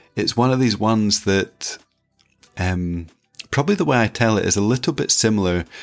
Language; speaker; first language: English; native; English